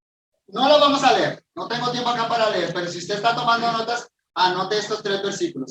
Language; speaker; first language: Spanish; native; Spanish